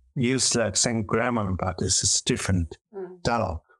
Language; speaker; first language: English; non-native, learner; Chinese